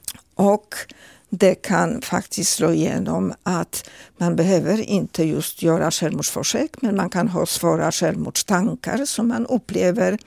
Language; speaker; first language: Swedish; non-native, fluent; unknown